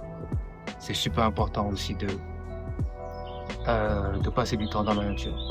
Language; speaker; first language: French; non-native, local second language; Wolof